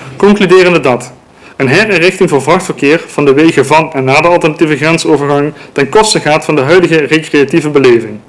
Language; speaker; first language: Dutch; native; Dutch